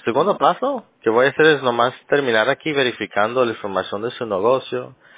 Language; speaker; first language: Spanish; early bilingual, heritage; Spanish